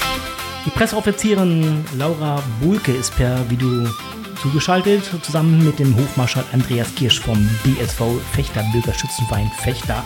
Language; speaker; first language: German; native; German